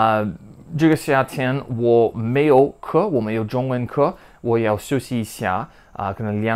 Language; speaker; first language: Chinese; non-native, learner; English